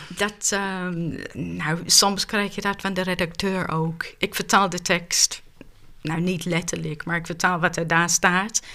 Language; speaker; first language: Dutch; non-native, fluent; English